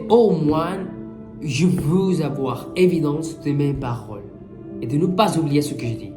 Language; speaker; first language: French; non-native, fluent; Spanish